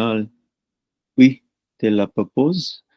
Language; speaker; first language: French; non-native, learner; Punjabi